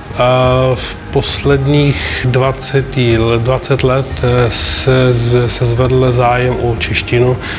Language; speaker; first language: Czech; non-native, fluent; Arabic